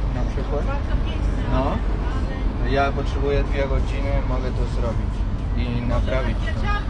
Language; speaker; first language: Polish; non-native, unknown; Spanish